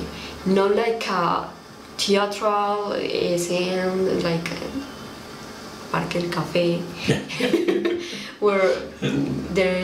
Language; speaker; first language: English; non-native, learner; Spanish